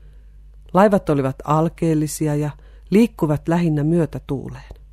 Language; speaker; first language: Finnish; native; Finnish